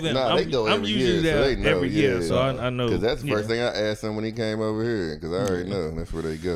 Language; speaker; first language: English; native; English